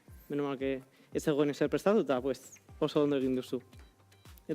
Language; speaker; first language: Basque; non-native, local second language; Spanish